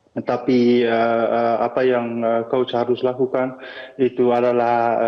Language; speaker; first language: Indonesian; non-native, fluent; Dutch